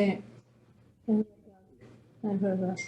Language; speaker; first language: Spanish; early bilingual, other home language; Hungarian